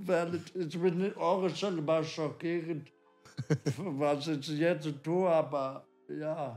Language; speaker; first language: German; non-native, learner; Polish